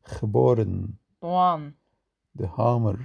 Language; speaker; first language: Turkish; native; Turkish